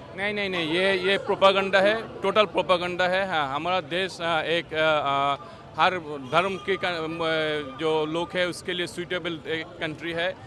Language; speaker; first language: Hindi; non-native, fluent; Bangla